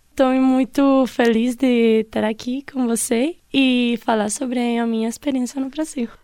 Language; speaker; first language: Portuguese; non-native, fluent; Spanish